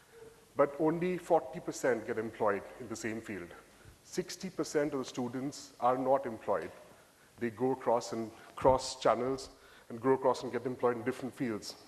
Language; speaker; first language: English; non-native, local second language; Bangla